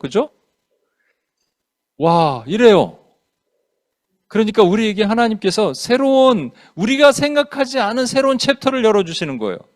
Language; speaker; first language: Korean; native; Korean